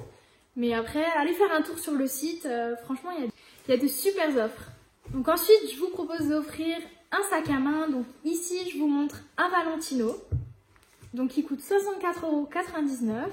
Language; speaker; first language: French; native; French